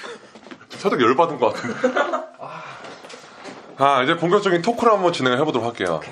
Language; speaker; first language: Korean; native; Korean